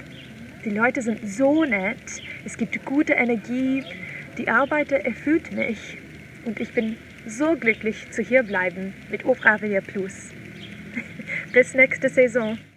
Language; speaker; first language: German; non-native, learner; English